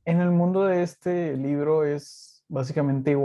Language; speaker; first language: Spanish; native; Spanish